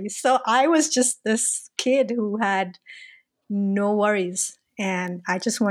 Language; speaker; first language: English; non-native, local second language; Tamil